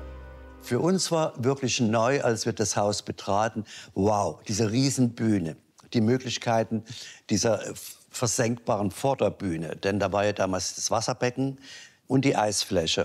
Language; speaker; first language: German; native; German